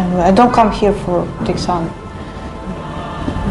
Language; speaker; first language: English; non-native, learner; Russian